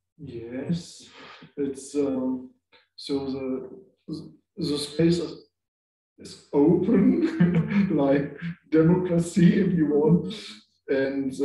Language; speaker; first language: English; non-native, learner; German